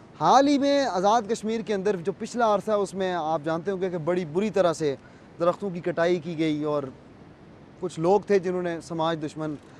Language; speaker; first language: Urdu; non-native, local second language; Pahari-Potwari